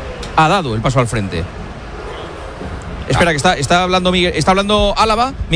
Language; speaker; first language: Spanish; native; Spanish